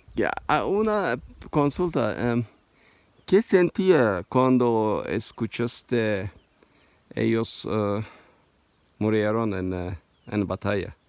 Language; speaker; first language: Spanish; non-native, learner; Turkish